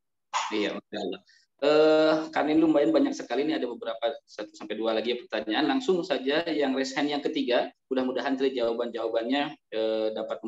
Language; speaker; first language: Indonesian; native; Indonesian